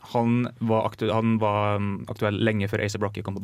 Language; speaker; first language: Norwegian; native; Norwegian